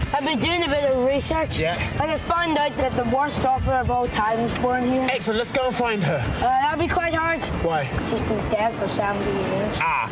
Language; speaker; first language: English; native; English